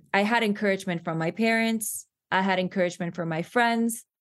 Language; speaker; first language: English; non-native, fluent; Spanish